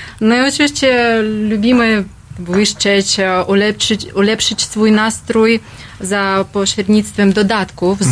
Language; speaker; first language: Polish; non-native, learner; Russian